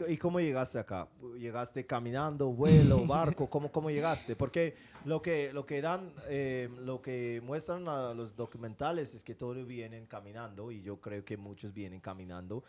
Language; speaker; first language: Spanish; non-native, fluent; English